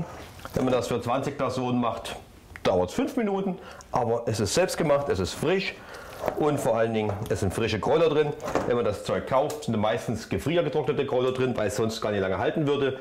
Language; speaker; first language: German; native; German